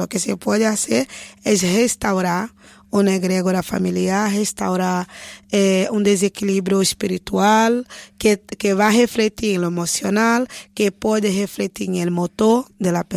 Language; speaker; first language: Spanish; non-native, fluent; Portuguese